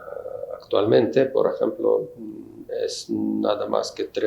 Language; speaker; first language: Spanish; non-native, fluent; Russian